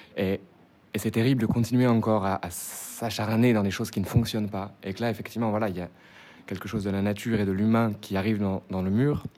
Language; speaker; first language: French; native; French